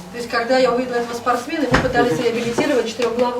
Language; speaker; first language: Russian; native; Russian